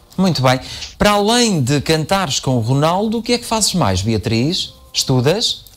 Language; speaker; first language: Portuguese; native; Portuguese